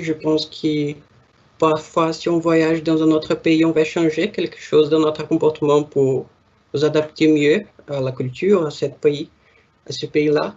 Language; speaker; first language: French; non-native, learner; Portuguese